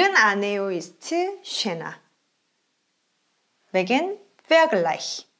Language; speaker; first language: German; non-native, fluent; Korean